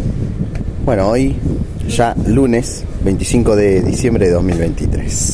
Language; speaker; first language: Spanish; native; Spanish